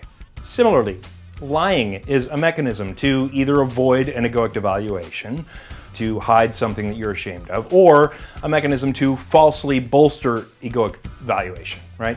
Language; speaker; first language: English; native; English